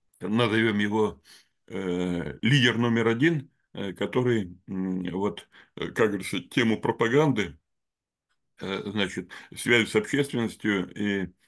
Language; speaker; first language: Russian; native; Russian